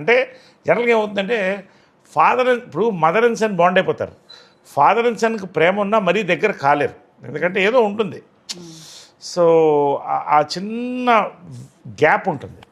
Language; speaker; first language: Telugu; native; Telugu